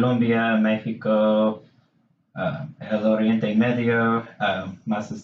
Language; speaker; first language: Spanish; non-native, learner; English